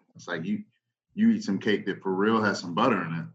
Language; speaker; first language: English; native; English